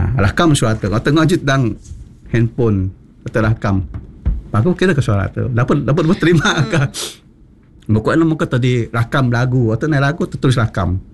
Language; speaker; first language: Malay; non-native, local second language; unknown